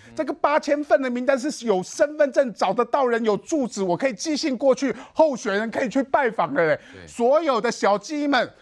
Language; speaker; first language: Chinese; native; Chinese